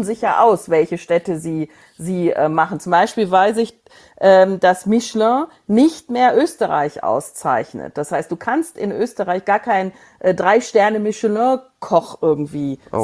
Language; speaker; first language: German; native; German